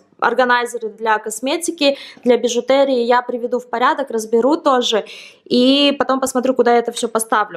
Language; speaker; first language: Russian; native; Russian